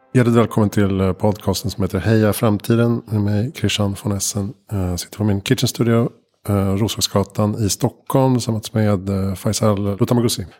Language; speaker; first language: Swedish; native; Swedish